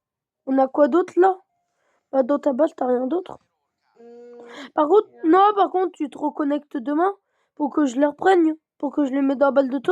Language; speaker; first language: French; native; French